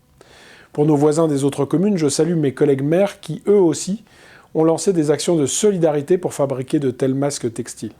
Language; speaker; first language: French; native; French